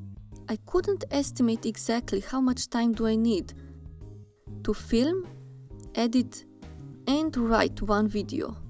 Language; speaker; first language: English; non-native, fluent; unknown